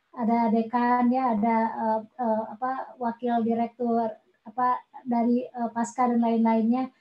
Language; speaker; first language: Indonesian; non-native, local second language; Sundanese